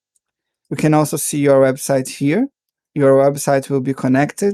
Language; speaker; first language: English; non-native, fluent; Portuguese